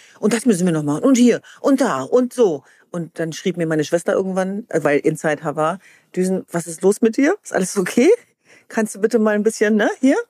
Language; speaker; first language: German; early bilingual, other home language; Kurdish